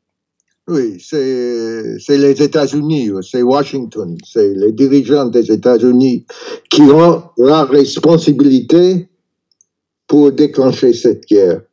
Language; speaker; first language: French; non-native, learner; English